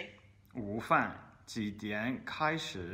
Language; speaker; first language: Chinese; non-native, learner; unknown